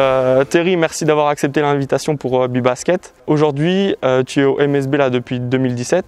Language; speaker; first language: French; native; French